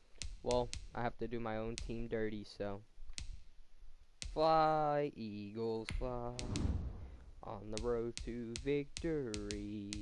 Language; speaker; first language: English; native; English